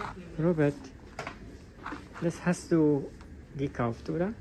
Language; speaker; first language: German; non-native, learner; Filipino